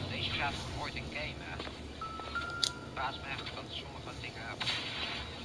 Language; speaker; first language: Dutch; native; Dutch